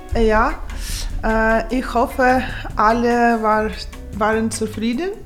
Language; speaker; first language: German; non-native, learner; Ukrainian